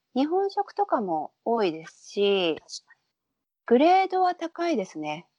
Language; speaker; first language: Japanese; native; Japanese